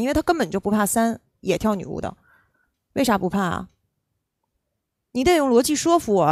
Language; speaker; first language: Chinese; native; Chinese